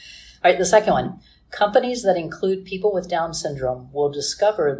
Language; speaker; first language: English; native; English